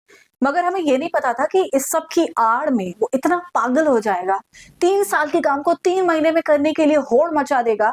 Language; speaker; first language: Hindi; native; Hindi